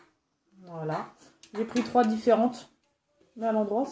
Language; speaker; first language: French; native; French